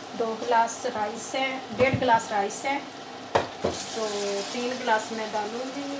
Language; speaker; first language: Urdu; native; Urdu